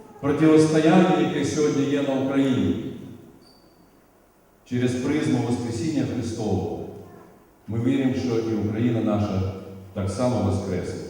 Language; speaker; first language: Ukrainian; native; Ukrainian